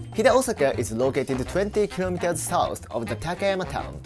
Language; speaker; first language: English; non-native, fluent; Japanese